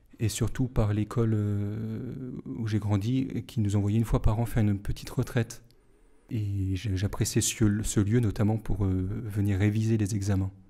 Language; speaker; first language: French; native; French